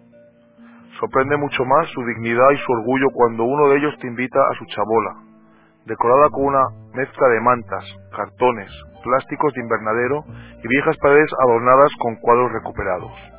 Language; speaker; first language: Spanish; native; Spanish